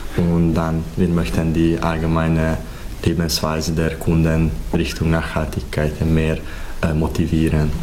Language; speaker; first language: German; non-native, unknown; Hungarian